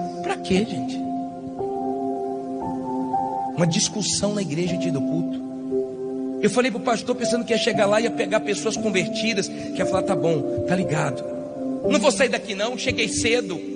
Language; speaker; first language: Portuguese; native; Portuguese